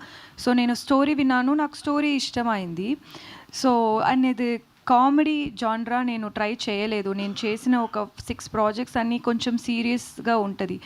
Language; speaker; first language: Telugu; non-native, learner; Tamil